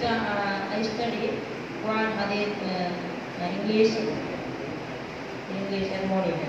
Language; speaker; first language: English; non-native, learner; Bangla